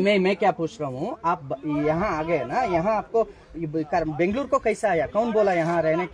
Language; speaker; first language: Hindi; non-native, local second language; Kannada